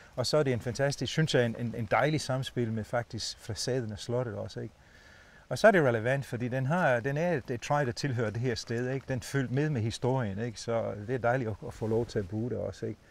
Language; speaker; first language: Danish; non-native, fluent; Italian